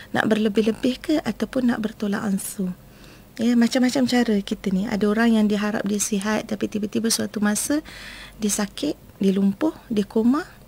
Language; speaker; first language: Malay; native; Malay